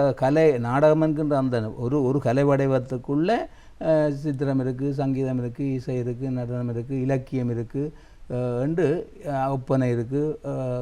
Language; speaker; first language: Tamil; native; Tamil